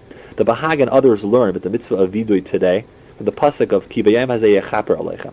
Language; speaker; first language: English; native; English